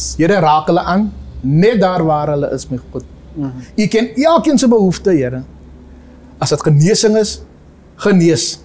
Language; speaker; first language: Afrikaans; native; Afrikaans